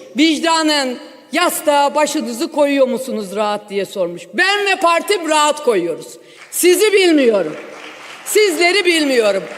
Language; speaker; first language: Turkish; native; Turkish